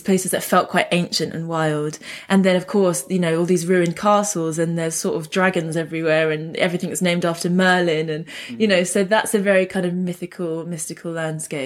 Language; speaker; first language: English; native; English